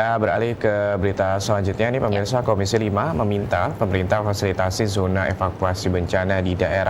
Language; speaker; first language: Indonesian; native; Indonesian